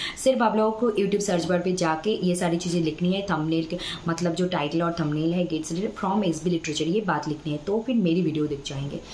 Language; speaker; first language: Hindi; non-native, local second language; Bangla